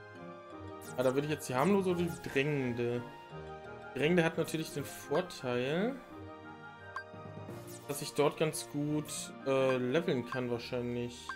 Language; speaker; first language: German; native; German